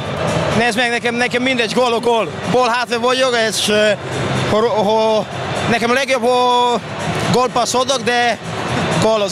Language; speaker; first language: Hungarian; non-native, learner; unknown